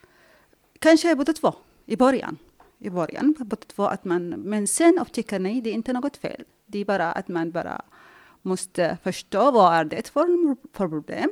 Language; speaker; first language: Swedish; non-native, fluent; Arabic